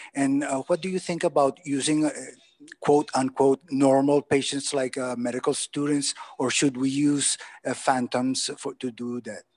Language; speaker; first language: English; non-native, fluent; Spanish